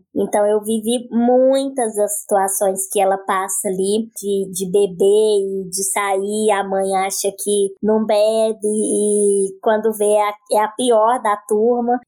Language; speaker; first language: Portuguese; native; Portuguese